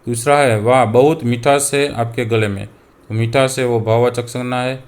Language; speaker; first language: Hindi; non-native, local second language; Gujarati